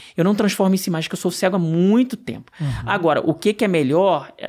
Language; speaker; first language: Portuguese; native; Portuguese